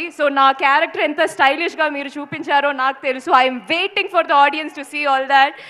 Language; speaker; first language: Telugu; non-native, local second language; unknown